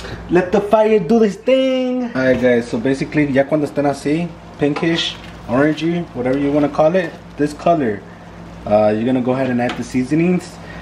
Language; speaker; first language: English; early bilingual, other home language; Spanish